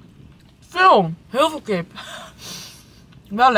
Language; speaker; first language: Dutch; native; Dutch